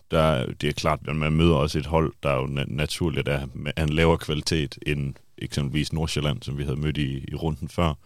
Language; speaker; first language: Danish; native; Danish